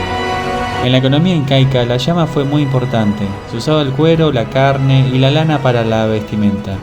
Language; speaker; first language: Spanish; native; Spanish